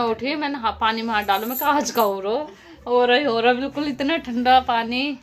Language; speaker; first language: Hindi; native; Hindi